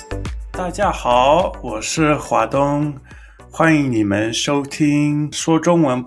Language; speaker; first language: Chinese; non-native, learner; English